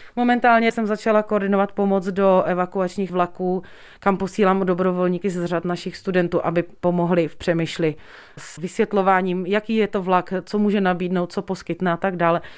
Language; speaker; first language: Czech; native; Czech